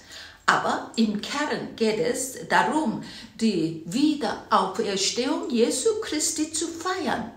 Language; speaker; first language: German; non-native, fluent; Korean